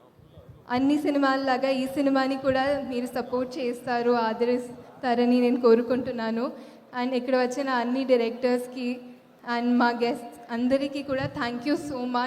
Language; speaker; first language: Telugu; non-native, fluent; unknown